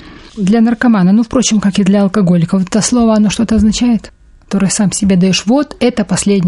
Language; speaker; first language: Russian; native; Russian